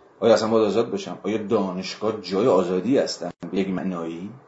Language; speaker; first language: Persian; native; Persian